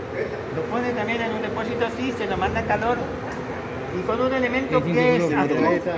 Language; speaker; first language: Spanish; native; Spanish